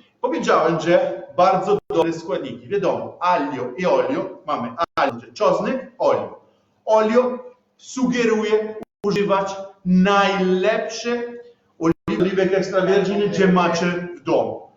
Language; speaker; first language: Polish; non-native, learner; Italian